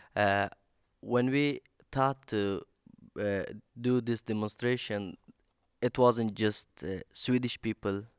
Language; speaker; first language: English; non-native, learner; Persian